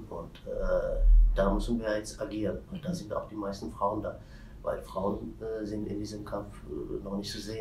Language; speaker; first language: German; non-native, fluent; Tigrinya